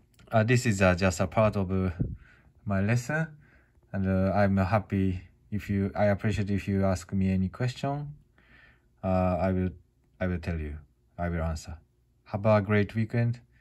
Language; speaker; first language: English; non-native, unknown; Japanese